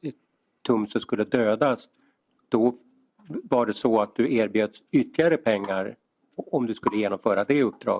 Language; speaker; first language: Swedish; native; Swedish